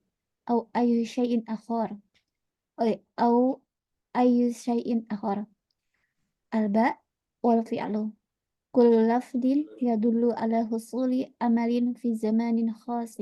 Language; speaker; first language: Arabic; non-native, learner; Indonesian